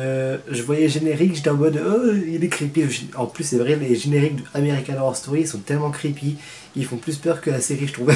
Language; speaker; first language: French; native; French